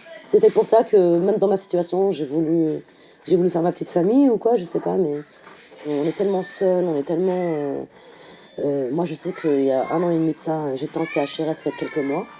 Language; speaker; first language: French; native; French